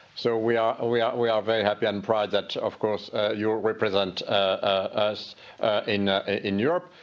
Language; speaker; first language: English; non-native, fluent; French